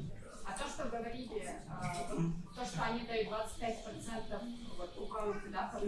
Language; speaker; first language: Russian; non-native, local second language; Kyrgyz